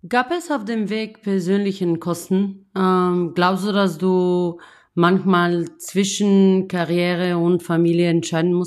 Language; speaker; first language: German; non-native, fluent; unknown